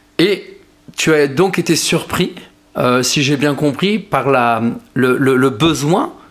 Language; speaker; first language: French; native; French